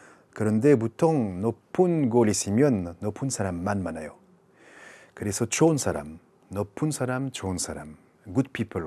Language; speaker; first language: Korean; non-native, learner; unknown